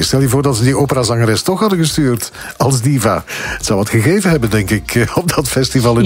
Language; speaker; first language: Dutch; native; Dutch